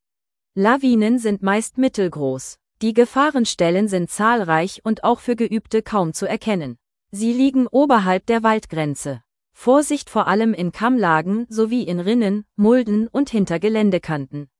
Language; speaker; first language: German; native; German